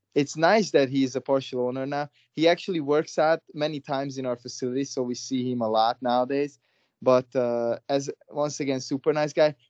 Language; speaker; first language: English; non-native, fluent; Hungarian